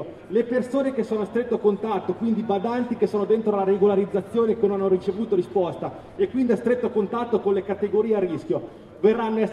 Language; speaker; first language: Italian; native; Italian